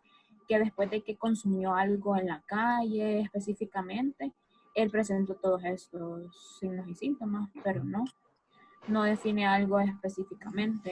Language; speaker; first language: Spanish; native; Spanish